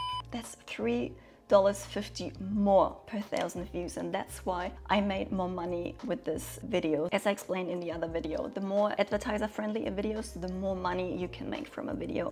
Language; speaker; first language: English; non-native, fluent; German